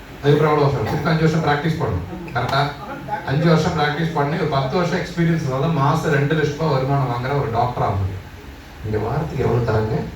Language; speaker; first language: Tamil; non-native, local second language; Malayalam